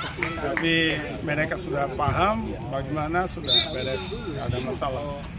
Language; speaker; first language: Indonesian; non-native, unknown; Portuguese